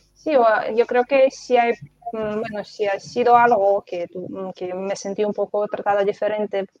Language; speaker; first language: Spanish; non-native, fluent; Russian